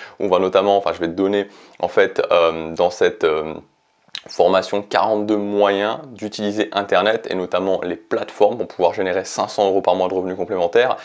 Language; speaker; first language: French; native; French